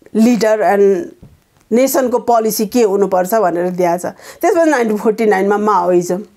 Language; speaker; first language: Nepali; native; Nepali